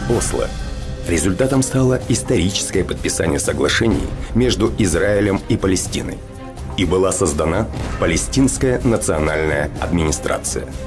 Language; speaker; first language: Russian; native; Russian